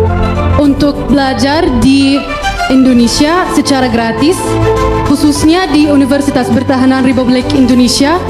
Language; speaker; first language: Indonesian; non-native, fluent; Arabic